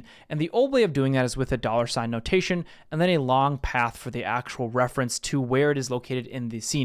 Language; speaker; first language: English; native; English